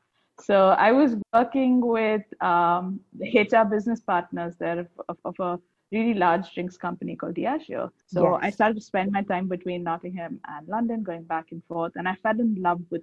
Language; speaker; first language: English; non-native, local second language; Tamil